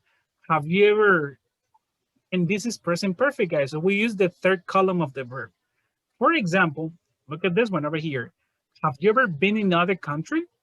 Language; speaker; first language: English; non-native, fluent; Spanish